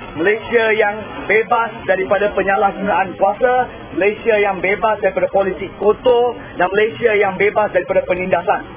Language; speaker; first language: Malay; non-native, local second language; Tamil